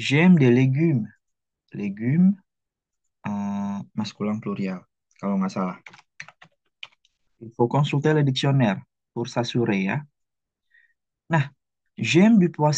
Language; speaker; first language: French; non-native, fluent; Indonesian